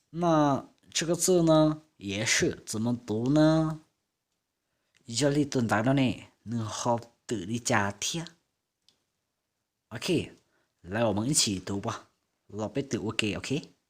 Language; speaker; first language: Chinese; non-native, fluent; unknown